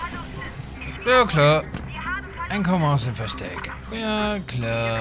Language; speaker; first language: German; native; German